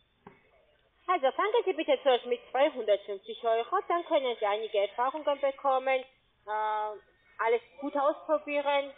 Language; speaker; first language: German; non-native, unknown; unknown